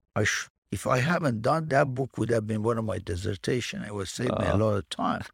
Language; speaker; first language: English; non-native, fluent; Persian